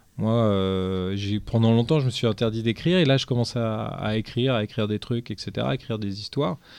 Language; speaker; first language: French; early bilingual, other home language; Portuguese